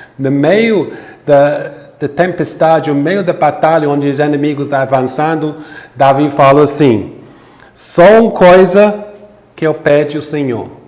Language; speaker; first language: Portuguese; non-native, fluent; English